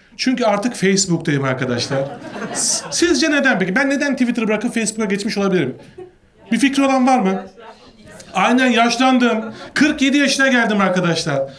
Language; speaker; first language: Turkish; native; Turkish